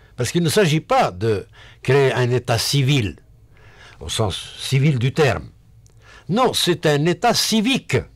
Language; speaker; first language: French; non-native, local second language; Arabic